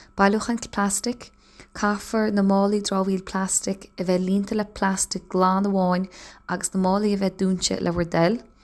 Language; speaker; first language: Irish; native; Irish